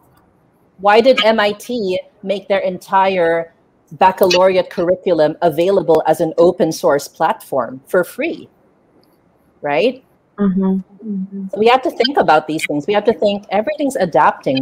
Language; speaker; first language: English; non-native, local second language; Filipino